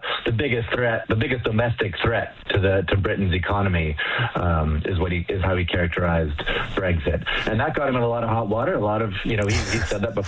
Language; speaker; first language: English; native; English